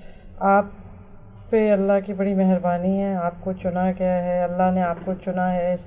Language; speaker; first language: Urdu; native; Urdu